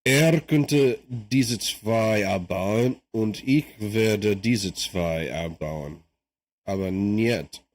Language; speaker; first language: German; non-native, learner; English